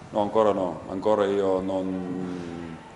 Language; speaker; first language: Italian; non-native, learner; Lithuanian